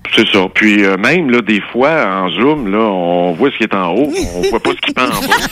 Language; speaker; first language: French; native; French